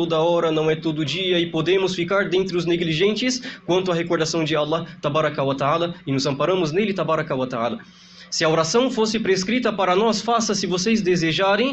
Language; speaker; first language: Portuguese; native; Portuguese